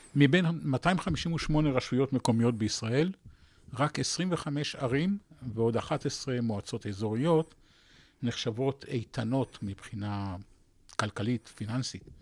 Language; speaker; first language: Hebrew; native; Hebrew